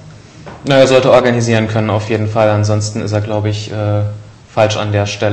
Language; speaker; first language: German; native; German